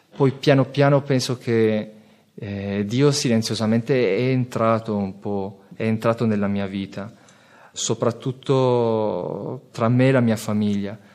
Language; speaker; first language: Italian; native; Italian